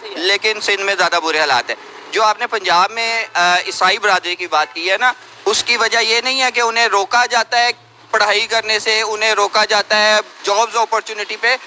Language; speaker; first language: Urdu; non-native, local second language; Punjabi